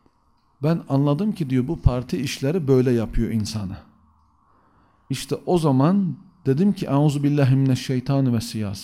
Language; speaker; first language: Turkish; native; Turkish